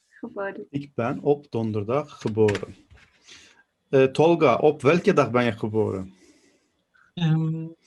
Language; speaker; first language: Dutch; non-native, learner; Turkish